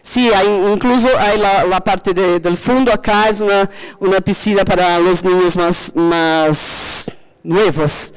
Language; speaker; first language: Spanish; non-native, fluent; Portuguese